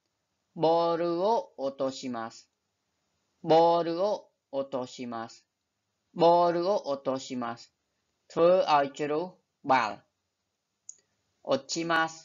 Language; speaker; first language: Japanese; non-native, fluent; Khmer